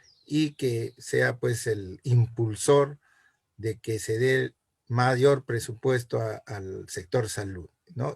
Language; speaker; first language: Spanish; native; Spanish